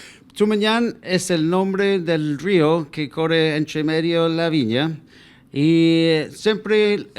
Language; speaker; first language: Spanish; non-native, fluent; English